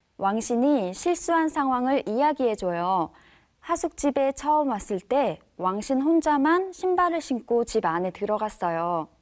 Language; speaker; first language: Korean; native; Korean